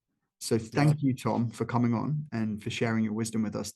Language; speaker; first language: English; native; English